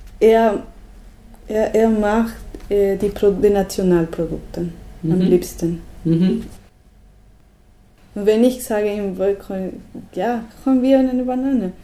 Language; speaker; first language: German; non-native, learner; Spanish